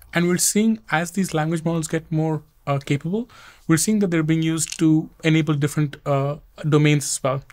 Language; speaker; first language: English; non-native, local second language; Hindi